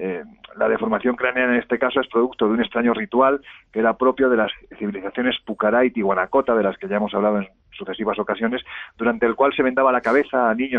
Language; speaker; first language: Spanish; native; Spanish